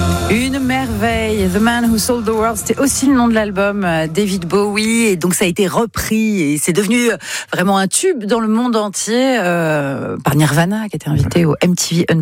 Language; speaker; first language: French; native; French